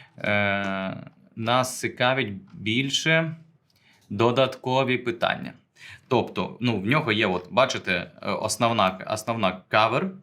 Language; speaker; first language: Ukrainian; native; Ukrainian